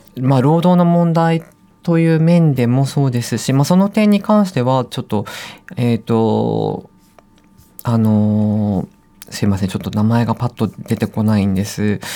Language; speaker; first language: Japanese; native; Japanese